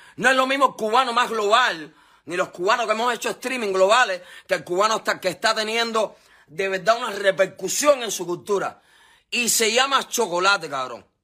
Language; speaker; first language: Spanish; native; Spanish